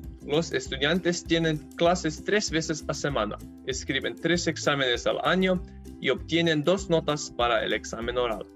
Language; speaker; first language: Spanish; non-native, learner; Slovenian